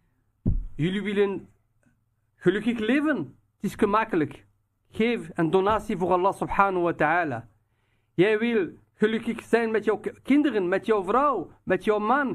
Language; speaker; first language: Dutch; non-native, local second language; Riffian